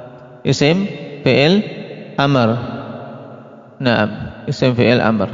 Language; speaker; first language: Arabic; non-native, fluent; Indonesian